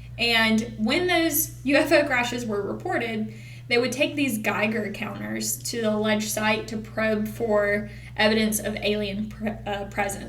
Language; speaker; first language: English; native; English